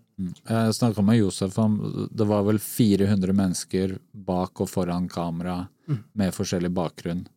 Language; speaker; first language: Norwegian; native; Norwegian